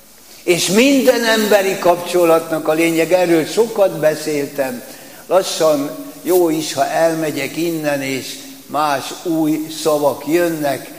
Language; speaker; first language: Hungarian; native; Hungarian